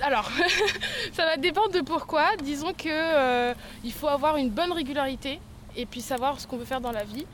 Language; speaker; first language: French; native; French